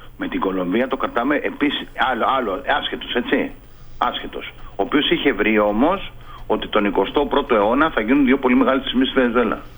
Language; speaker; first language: Greek; non-native, fluent; Spanish